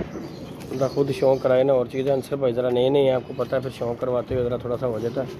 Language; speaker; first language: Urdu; non-native, local second language; Punjabi